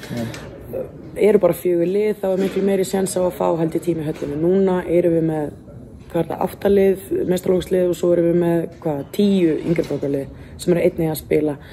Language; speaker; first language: Icelandic; native; Icelandic